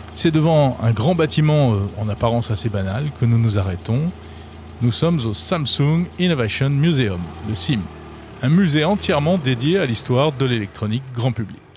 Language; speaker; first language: French; native; French